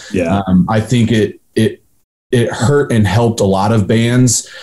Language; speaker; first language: English; native; English